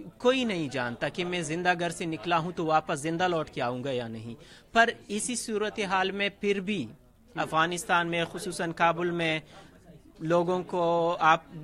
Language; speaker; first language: Urdu; non-native, fluent; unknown